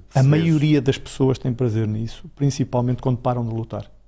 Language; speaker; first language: Portuguese; native; Portuguese